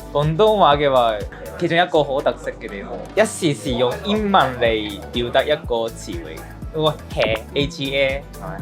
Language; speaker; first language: Cantonese; non-native, fluent; Japanese